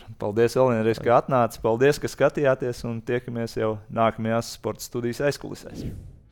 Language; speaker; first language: Latvian; native; Latvian